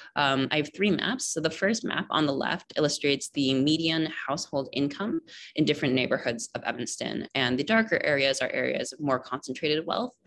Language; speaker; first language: English; native; English